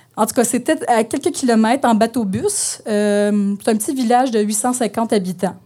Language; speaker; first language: French; native; French